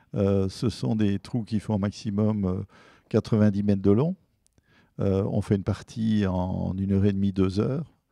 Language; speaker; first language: French; native; French